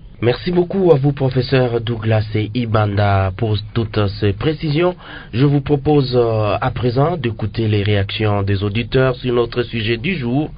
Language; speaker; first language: French; non-native, local second language; Lingala